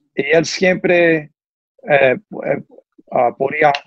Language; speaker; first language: Spanish; early bilingual, heritage; Spanish